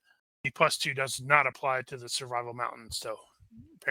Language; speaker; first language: English; native; English